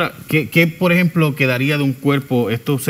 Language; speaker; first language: Spanish; native; Spanish